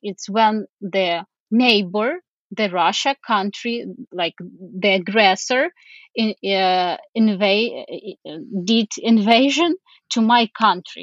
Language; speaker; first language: English; non-native, fluent; Ukrainian